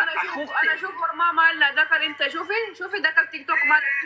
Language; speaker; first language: Arabic; non-native, learner; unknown